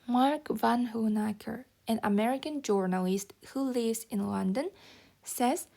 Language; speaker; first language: English; non-native, fluent; Kazakh